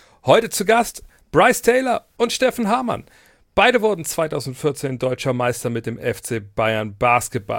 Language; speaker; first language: German; native; German